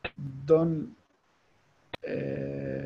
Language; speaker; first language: English; non-native, fluent; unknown